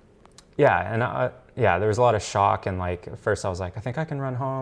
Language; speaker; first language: English; native; English